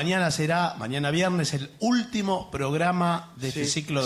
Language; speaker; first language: Spanish; native; Spanish